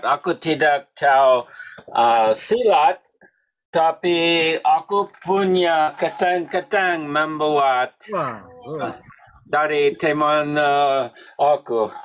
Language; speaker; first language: Indonesian; non-native, learner; English